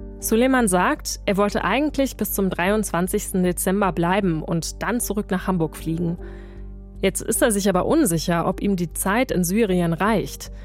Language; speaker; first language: German; native; German